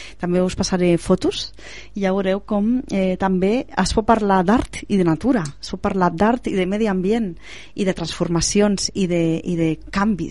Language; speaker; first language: Catalan; native; Catalan